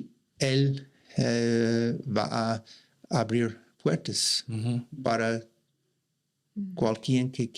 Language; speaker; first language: Spanish; non-native, learner; English